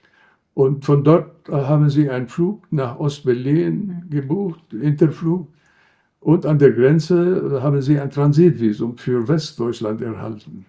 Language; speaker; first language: German; non-native, fluent; Arabic